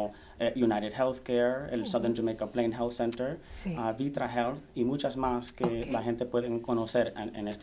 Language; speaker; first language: Spanish; early bilingual, heritage; Spanish